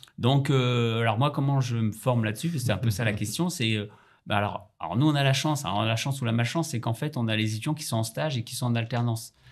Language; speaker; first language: French; native; French